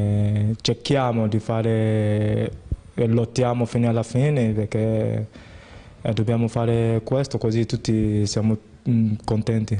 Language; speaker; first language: Italian; non-native, fluent; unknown